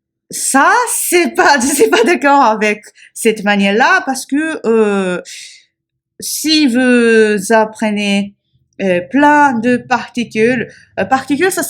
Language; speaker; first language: French; non-native, fluent; Japanese